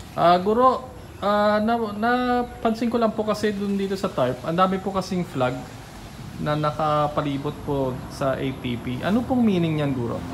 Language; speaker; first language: Filipino; native; Filipino